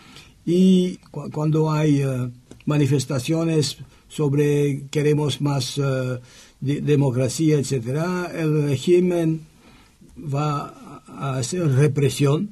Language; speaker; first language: Spanish; non-native, learner; French